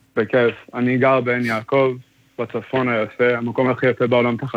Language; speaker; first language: Hebrew; early bilingual, heritage; English